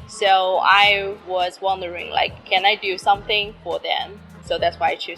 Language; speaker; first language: English; non-native, learner; Chinese